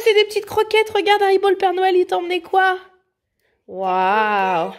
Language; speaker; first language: French; native; French